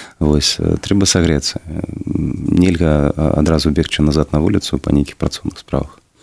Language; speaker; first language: Belarusian; non-native, local second language; Russian